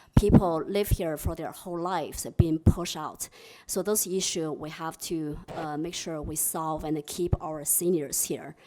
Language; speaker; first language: English; non-native, fluent; Chinese